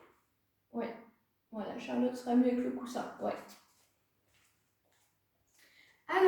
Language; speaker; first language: French; native; French